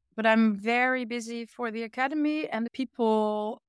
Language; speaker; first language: English; non-native, fluent; Dutch